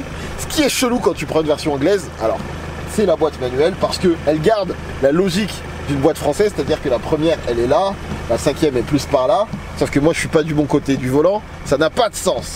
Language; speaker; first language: French; native; French